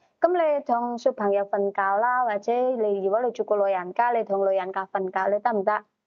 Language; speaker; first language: Cantonese; native; Cantonese